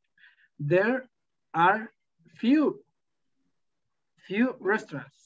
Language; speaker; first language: English; non-native, learner; Spanish